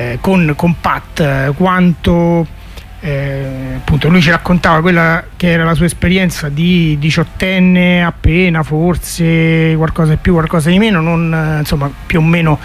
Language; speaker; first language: Italian; native; Italian